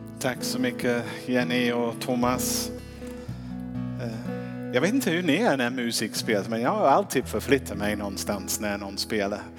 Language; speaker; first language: Swedish; non-native, fluent; English